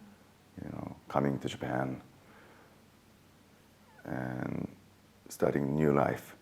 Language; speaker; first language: English; non-native, fluent; Japanese